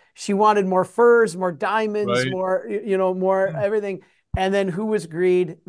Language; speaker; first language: English; native; English